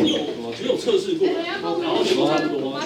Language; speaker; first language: Chinese; native; Chinese